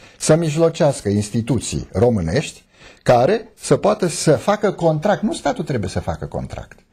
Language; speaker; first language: Romanian; native; Romanian